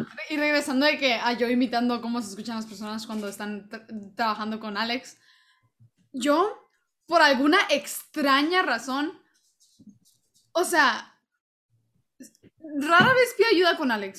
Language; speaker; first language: Spanish; early bilingual, heritage; Spanish